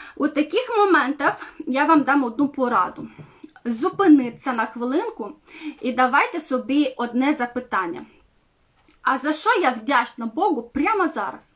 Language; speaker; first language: Ukrainian; non-native, local second language; Romanian